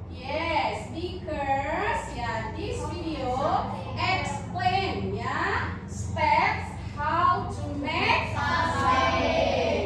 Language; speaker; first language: English; non-native, learner; Indonesian